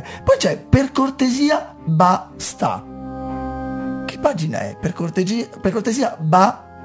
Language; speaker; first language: Italian; native; Italian